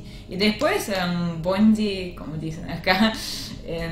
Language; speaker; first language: Spanish; non-native, learner; Russian